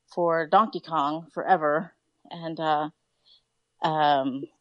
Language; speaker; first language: English; native; English